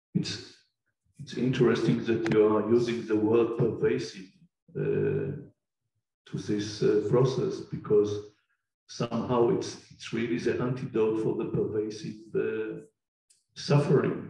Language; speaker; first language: English; non-native, fluent; Hebrew